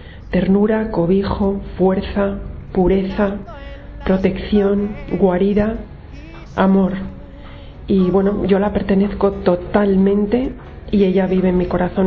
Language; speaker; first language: Spanish; native; Spanish